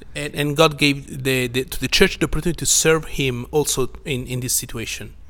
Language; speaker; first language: English; non-native, fluent; Italian